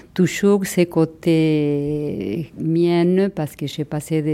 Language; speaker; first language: French; non-native, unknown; Spanish